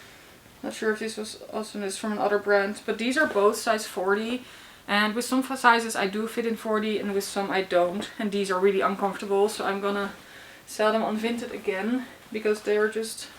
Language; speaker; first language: English; non-native, fluent; Dutch